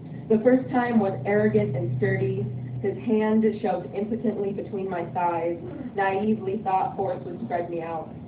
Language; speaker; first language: English; early bilingual, other home language; Spanish